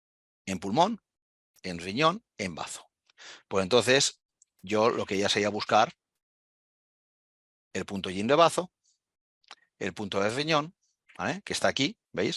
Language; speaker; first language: Spanish; native; Spanish